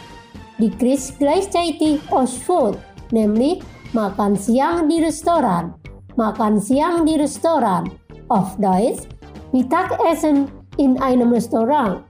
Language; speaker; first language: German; non-native, fluent; Indonesian